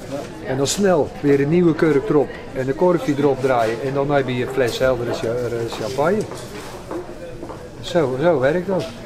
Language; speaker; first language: Dutch; native; Dutch